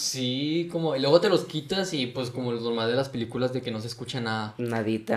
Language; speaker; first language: Spanish; native; Spanish